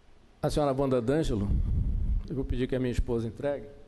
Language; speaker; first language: Portuguese; native; Portuguese